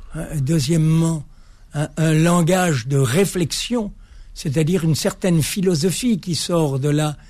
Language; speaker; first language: French; native; French